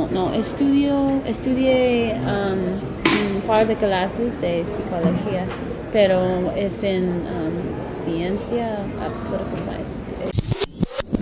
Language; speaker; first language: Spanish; non-native, learner; English